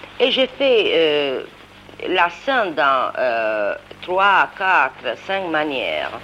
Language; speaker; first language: French; non-native, learner; Italian